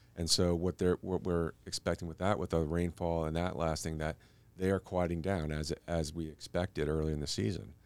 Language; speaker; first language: English; native; English